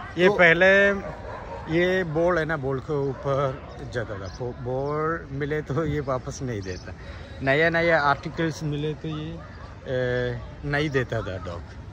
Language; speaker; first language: Hindi; non-native, local second language; Malayalam